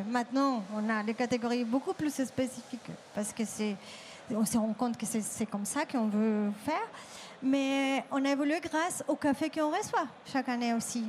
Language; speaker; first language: French; non-native, fluent; Spanish